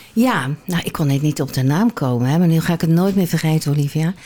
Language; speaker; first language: Dutch; native; Dutch